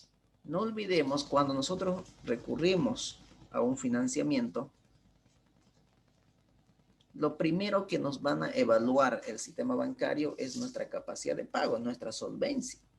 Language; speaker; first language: Spanish; native; Spanish